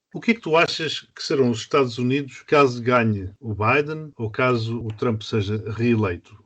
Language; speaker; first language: Portuguese; native; Portuguese